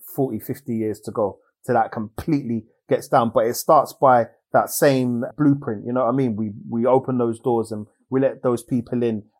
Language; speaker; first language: English; native; English